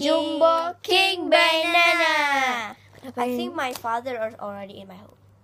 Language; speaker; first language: English; non-native, learner; Indonesian